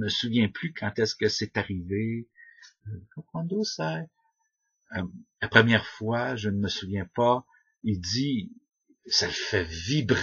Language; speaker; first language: French; native; French